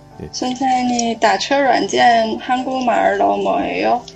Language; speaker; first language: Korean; non-native, learner; Chinese